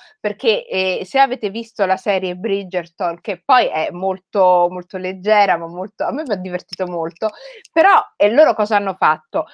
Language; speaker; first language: Italian; native; Italian